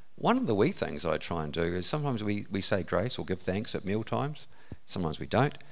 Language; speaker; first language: English; native; English